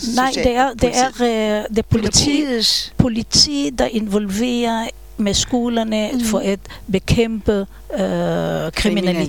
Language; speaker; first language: Danish; non-native, fluent; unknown